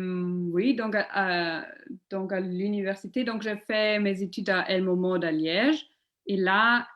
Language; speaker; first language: French; non-native, local second language; German